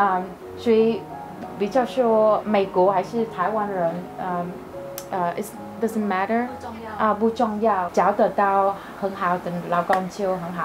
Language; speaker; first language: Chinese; non-native, learner; Vietnamese